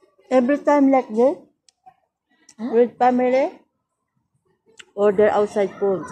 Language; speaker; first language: English; non-native, learner; Filipino